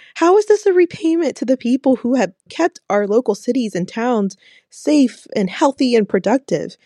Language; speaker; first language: English; native; English